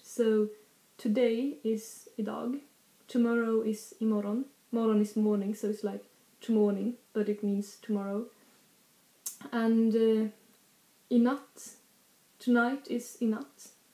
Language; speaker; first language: English; non-native, fluent; Swedish